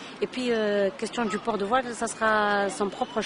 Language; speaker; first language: French; non-native, local second language; Arabic